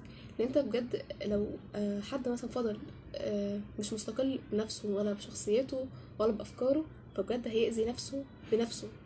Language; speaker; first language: Arabic; native; Arabic